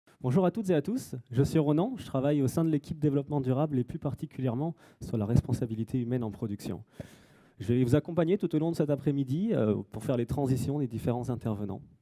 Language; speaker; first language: French; native; French